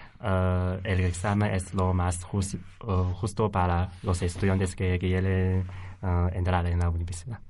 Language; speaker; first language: Spanish; non-native, learner; Chinese